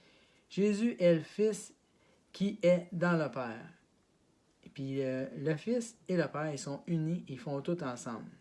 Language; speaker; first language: French; native; French